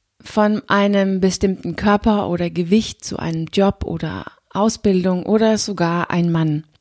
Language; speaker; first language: German; non-native, fluent; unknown